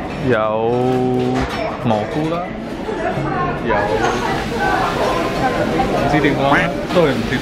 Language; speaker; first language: Cantonese; non-native, learner; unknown